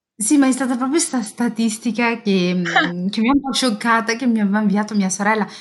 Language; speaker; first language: Italian; early bilingual, other home language; Arabic